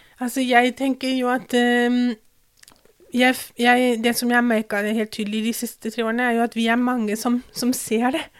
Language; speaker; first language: Norwegian; non-native, fluent; German